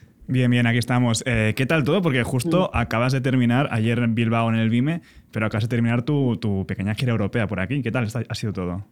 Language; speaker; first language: Spanish; native; Spanish